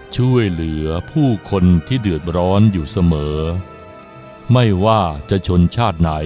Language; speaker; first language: Thai; native; Thai